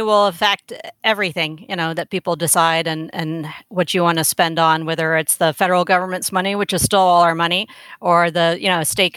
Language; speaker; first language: English; native; English